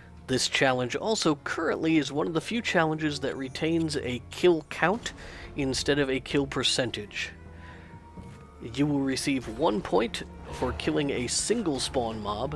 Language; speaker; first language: English; native; English